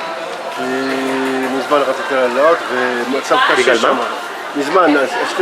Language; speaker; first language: Hebrew; non-native, learner; French